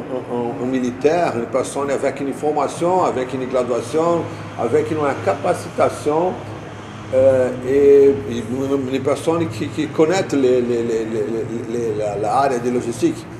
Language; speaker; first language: French; non-native, fluent; Portuguese